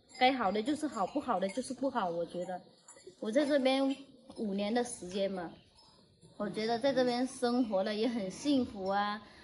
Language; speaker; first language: Chinese; non-native, fluent; Vietnamese